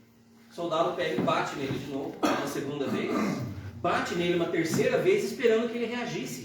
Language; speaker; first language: Portuguese; native; Portuguese